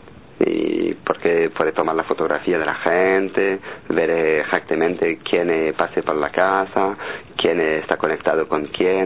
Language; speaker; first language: Spanish; non-native, fluent; French